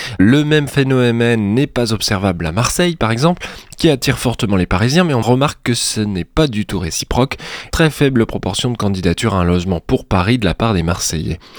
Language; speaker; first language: French; native; French